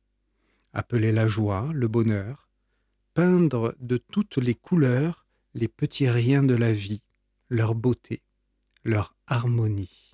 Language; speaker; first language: French; native; French